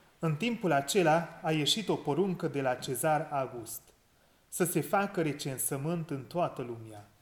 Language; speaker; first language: Romanian; non-native, local second language; Hungarian